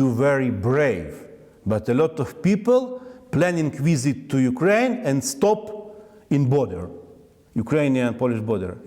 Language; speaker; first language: English; non-native, learner; Ukrainian